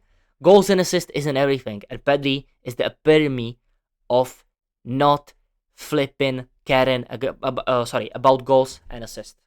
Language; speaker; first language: English; non-native, fluent; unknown